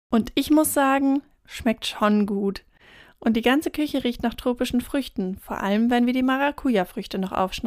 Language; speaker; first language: German; native; German